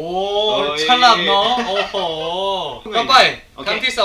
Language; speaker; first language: Thai; non-native, learner; Korean